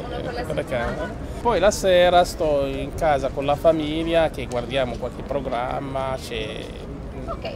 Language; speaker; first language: Italian; non-native, learner; Arabic